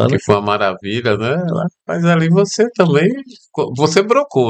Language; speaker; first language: Portuguese; native; Portuguese